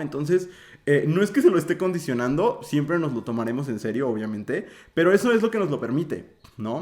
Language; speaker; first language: Spanish; native; Spanish